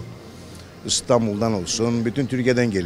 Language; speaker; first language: Turkish; early bilingual, heritage; Turkish